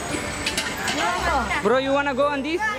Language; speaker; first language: English; non-native, learner; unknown